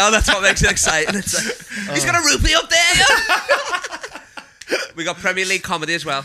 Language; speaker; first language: English; native; English